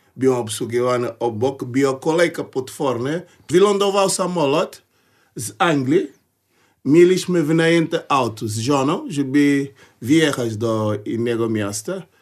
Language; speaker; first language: Polish; non-native, fluent; Portuguese